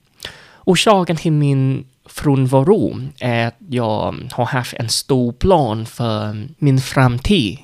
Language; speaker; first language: Swedish; non-native, fluent; Vietnamese